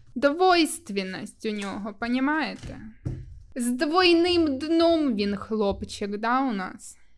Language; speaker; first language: Ukrainian; native; Ukrainian